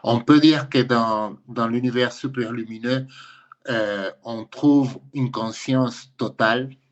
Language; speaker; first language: French; non-native, fluent; Spanish